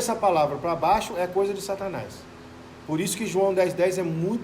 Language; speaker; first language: Portuguese; native; Portuguese